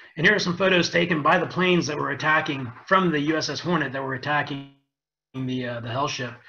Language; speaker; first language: English; native; English